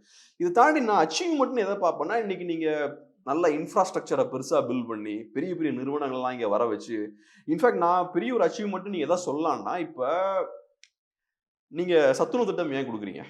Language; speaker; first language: Tamil; native; Tamil